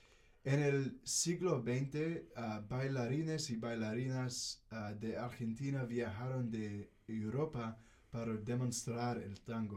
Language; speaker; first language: Spanish; non-native, learner; English